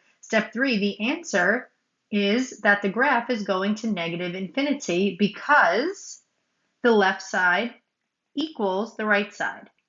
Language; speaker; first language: English; native; English